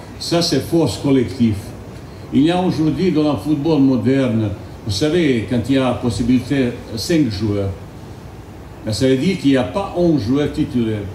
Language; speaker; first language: French; non-native, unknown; Bosnian